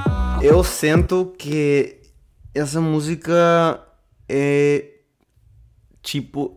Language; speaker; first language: Portuguese; non-native, learner; Spanish